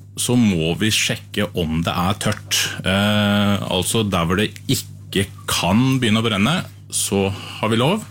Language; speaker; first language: Norwegian; native; Norwegian